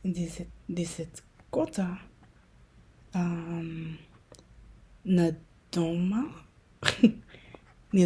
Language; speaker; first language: Russian; non-native, learner; Min Nan Chinese